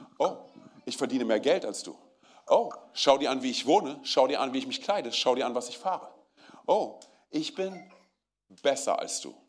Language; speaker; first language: German; early bilingual, other home language; Romanian